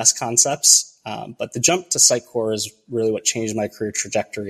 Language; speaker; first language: English; early bilingual, other home language; Romanian